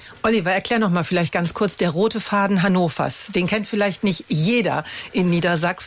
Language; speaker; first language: German; native; German